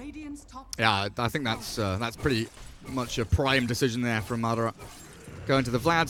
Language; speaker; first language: English; native; English